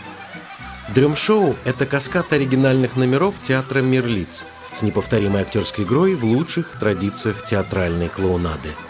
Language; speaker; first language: Russian; native; Russian